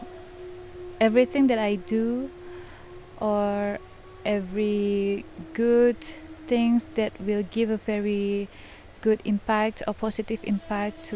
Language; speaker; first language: English; non-native, fluent; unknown